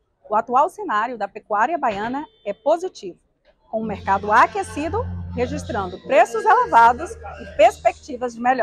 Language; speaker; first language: Portuguese; native; Portuguese